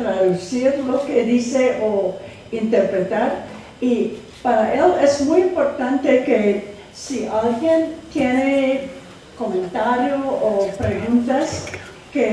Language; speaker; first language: Spanish; non-native, fluent; English